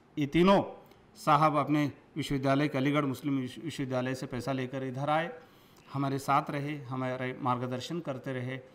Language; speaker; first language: Hindi; non-native, local second language; Kannada